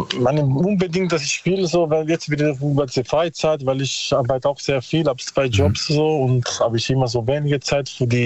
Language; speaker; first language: German; non-native, learner; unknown